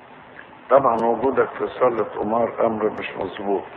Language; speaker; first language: Arabic; native; Arabic